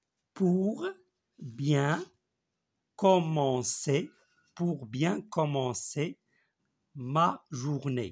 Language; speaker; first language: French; non-native, local second language; Arabic